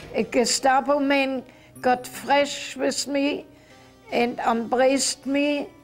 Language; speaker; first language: English; non-native, learner; German